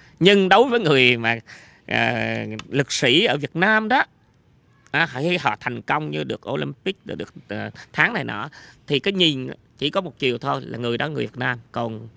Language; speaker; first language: Vietnamese; native; Vietnamese